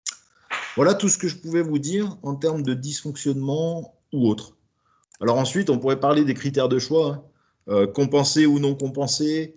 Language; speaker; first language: French; native; French